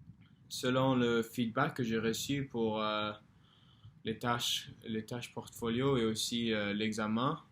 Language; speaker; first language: French; non-native, fluent; English